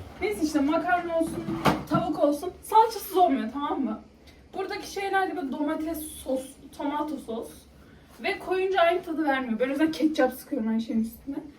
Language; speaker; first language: Turkish; native; Turkish